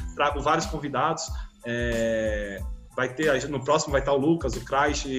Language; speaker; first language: Portuguese; native; Portuguese